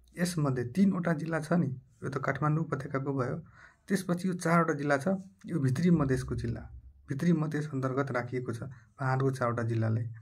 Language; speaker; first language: Nepali; non-native, local second language; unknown